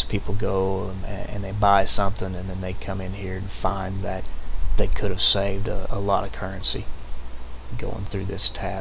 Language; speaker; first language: English; native; English